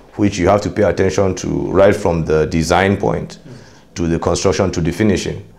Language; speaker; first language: English; non-native, local second language; Hausa